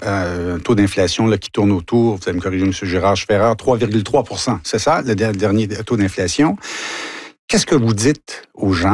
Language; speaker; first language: French; native; French